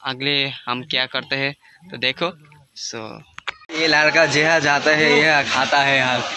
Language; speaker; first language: Hindi; non-native, learner; Bangla